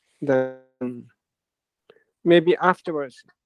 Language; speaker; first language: English; non-native, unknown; Japanese